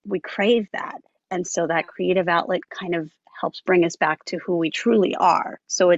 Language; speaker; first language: English; native; English